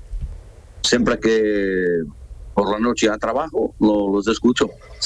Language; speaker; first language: Spanish; non-native, fluent; Portuguese